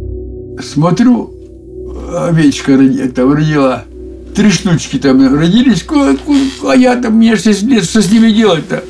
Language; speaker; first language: Russian; native; Russian